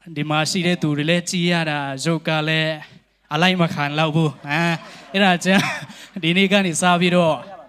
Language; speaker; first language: Burmese; non-native, local second language; Tedim Chin